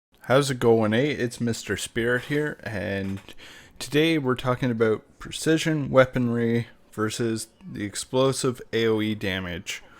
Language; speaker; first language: English; native; English